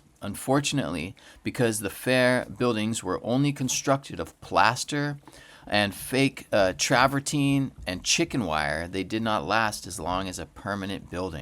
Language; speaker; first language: English; native; English